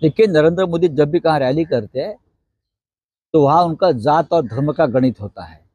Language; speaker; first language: Hindi; non-native, local second language; Marathi